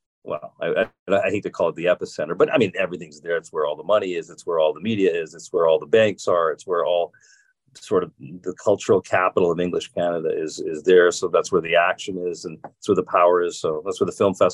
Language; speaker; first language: English; native; English